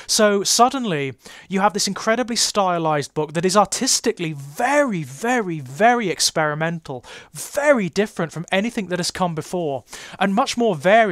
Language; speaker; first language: English; native; English